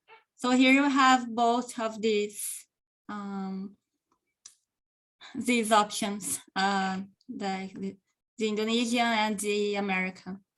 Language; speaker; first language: English; non-native, local second language; Portuguese